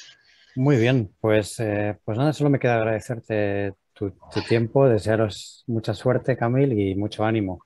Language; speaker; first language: Spanish; native; Spanish